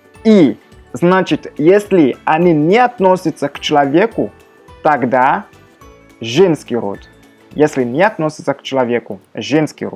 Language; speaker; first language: Russian; non-native, fluent; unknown